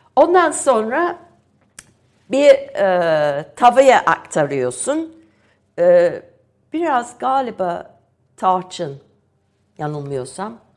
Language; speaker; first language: Turkish; non-native, fluent; English